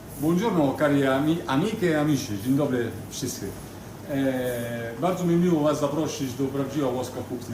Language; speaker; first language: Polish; non-native, learner; Italian